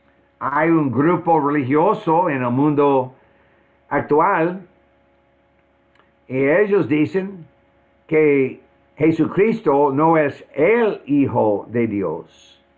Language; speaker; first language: Spanish; non-native, fluent; English